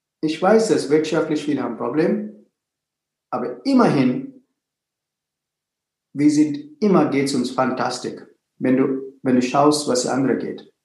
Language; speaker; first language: German; non-native, fluent; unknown